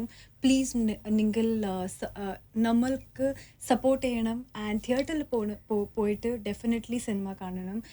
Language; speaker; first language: Malayalam; early bilingual, heritage; Malayalam